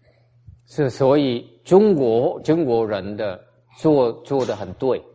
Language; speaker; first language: Chinese; non-native, fluent; Vietnamese